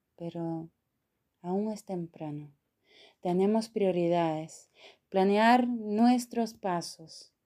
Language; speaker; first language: Spanish; non-native, fluent; Portuguese